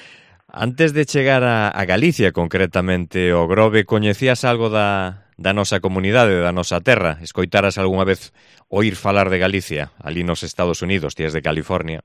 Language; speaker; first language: Galician; native; Galician